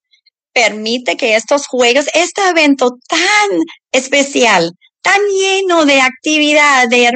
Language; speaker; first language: Spanish; early bilingual, other home language; English